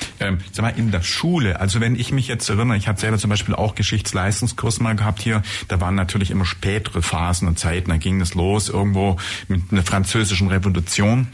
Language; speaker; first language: German; native; German